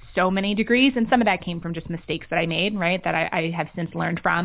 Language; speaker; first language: English; native; English